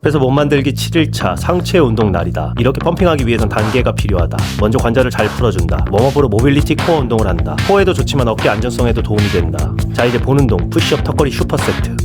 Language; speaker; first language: Korean; native; Korean